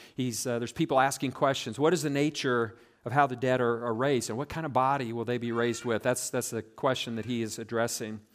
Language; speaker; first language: English; native; English